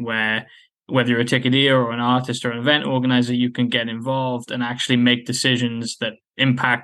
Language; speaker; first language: English; native; English